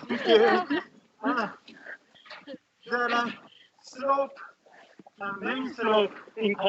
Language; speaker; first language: English; non-native, learner; Japanese